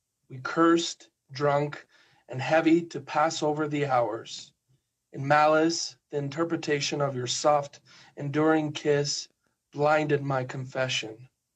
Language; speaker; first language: English; non-native, fluent; Spanish